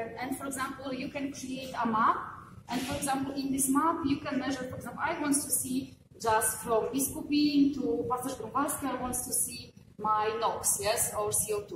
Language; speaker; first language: English; non-native, fluent; Polish